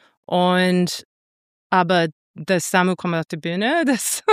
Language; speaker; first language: German; non-native, fluent; English